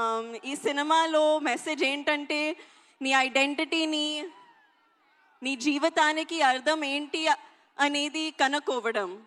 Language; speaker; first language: Telugu; non-native, local second language; Hindi